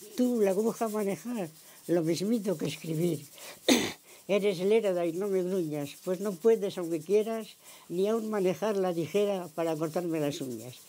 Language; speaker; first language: Spanish; native; Spanish